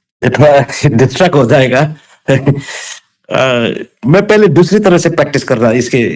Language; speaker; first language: Hindi; non-native, local second language; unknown